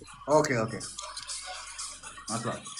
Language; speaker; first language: English; non-native, learner; Nepali